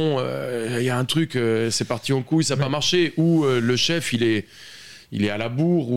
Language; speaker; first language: French; non-native, fluent; Spanish